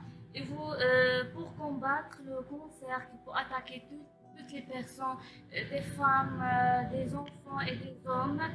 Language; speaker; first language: French; non-native, learner; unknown